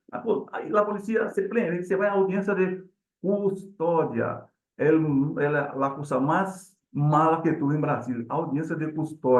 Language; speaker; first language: Spanish; non-native, learner; Portuguese